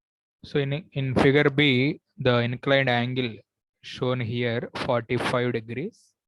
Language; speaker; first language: English; non-native, local second language; Telugu